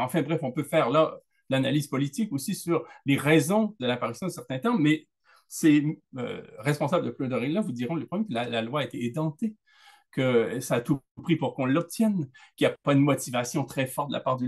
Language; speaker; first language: French; native; French